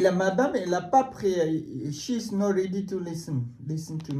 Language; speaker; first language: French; non-native, learner; Tibetan